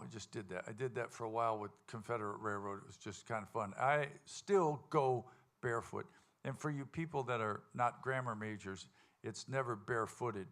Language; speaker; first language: English; native; English